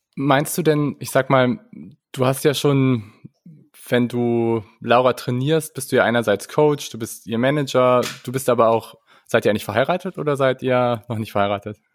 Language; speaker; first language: German; native; German